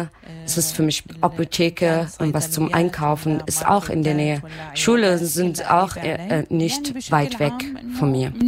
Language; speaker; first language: German; non-native, learner; Arabic